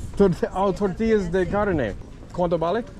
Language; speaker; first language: Spanish; non-native, learner; English